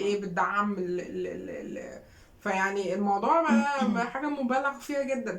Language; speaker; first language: Arabic; native; Arabic